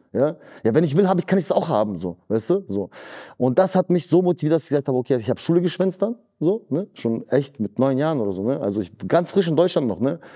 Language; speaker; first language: German; early bilingual, other home language; Russian